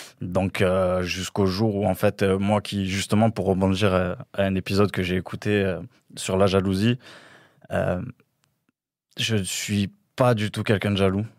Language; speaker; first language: French; native; French